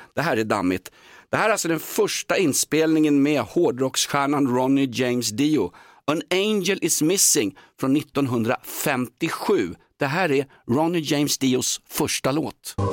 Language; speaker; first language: Swedish; native; Swedish